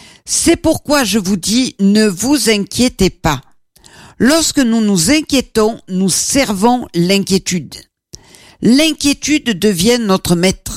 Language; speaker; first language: French; native; French